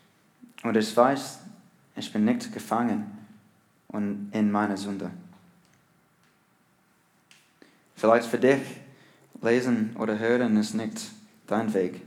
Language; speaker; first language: German; non-native, learner; English